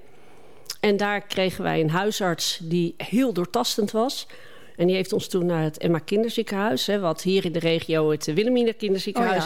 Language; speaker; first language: Dutch; native; Dutch